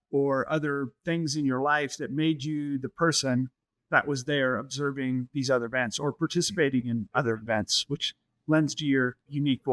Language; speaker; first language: English; native; English